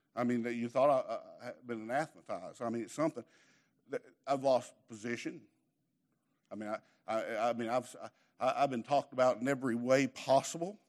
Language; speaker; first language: English; native; English